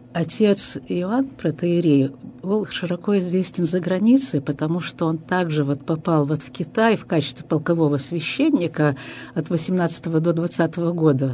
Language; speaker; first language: Russian; early bilingual, heritage; Russian